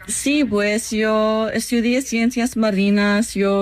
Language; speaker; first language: Spanish; non-native, learner; English